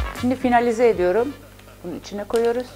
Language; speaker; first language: Turkish; native; Turkish